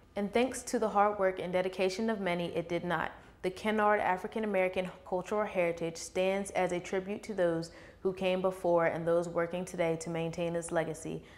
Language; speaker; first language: English; native; English